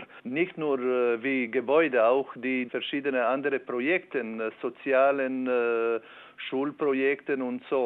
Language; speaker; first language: German; non-native, learner; Albanian